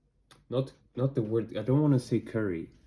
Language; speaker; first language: English; non-native, fluent; German